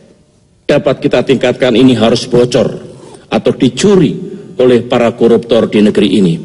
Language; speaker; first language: Indonesian; native; Indonesian